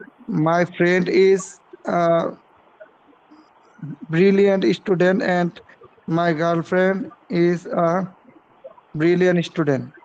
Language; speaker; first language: English; non-native, learner; Bangla